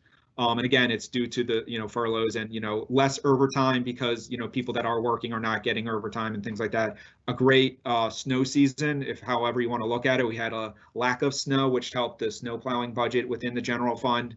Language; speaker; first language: English; native; English